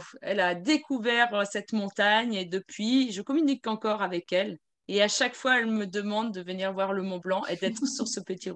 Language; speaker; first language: French; native; French